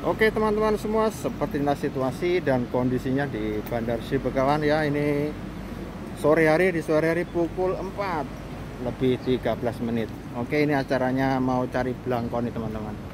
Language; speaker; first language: Indonesian; non-native, local second language; Javanese